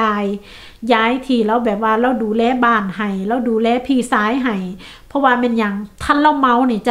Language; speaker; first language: Thai; non-native, local second language; Lao